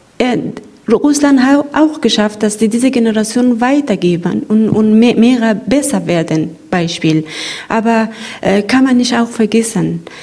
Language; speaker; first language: German; non-native, learner; Persian